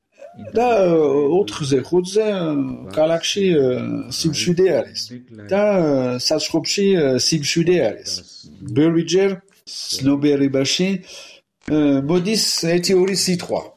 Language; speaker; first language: Georgian; non-native, learner; French